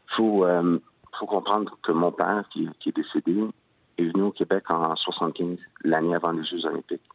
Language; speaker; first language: French; early bilingual, other home language; Spanish